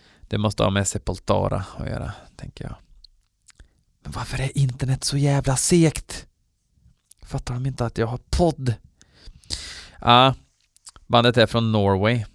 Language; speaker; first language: Swedish; native; Swedish